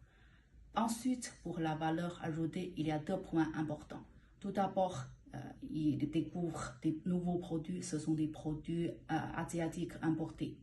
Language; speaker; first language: French; non-native, learner; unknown